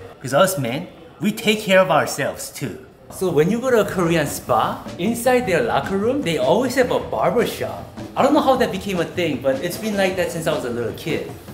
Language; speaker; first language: English; non-native, fluent; Korean